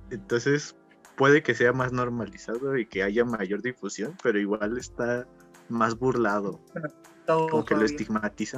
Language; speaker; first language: Spanish; native; Spanish